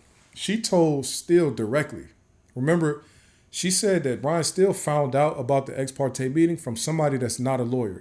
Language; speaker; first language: English; native; English